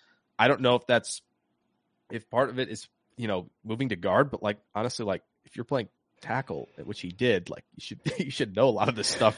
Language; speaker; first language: English; native; English